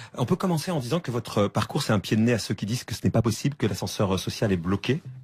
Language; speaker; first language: French; native; French